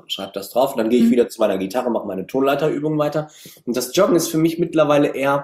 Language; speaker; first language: German; native; German